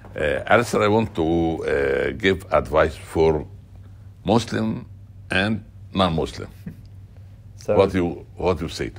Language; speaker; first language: English; non-native, learner; Arabic